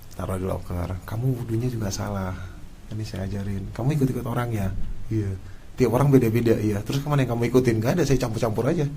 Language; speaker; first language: Indonesian; native; Indonesian